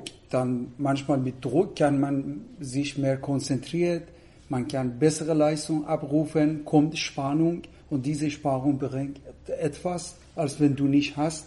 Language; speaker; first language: German; non-native, fluent; Persian